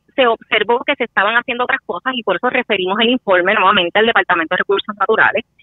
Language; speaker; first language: Spanish; native; Spanish